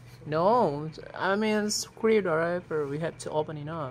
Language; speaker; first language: English; non-native, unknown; Indonesian